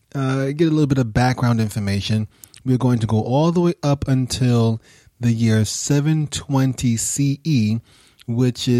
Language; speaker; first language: English; native; English